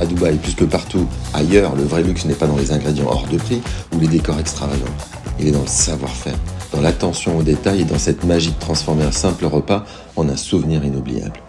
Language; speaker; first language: French; native; French